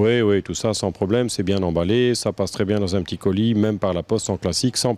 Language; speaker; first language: French; native; French